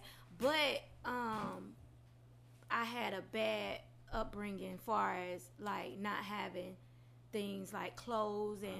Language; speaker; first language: English; native; English